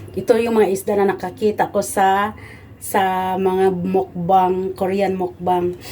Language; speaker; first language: Filipino; non-native, local second language; Cebuano